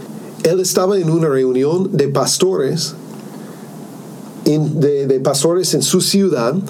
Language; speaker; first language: Spanish; non-native, fluent; English